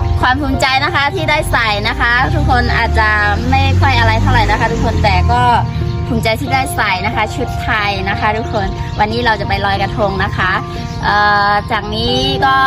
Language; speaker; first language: Thai; non-native, local second language; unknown